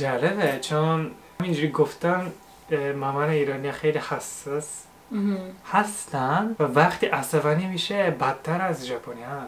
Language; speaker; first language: Persian; non-native, fluent; Japanese